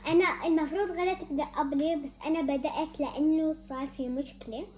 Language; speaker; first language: Arabic; native; Arabic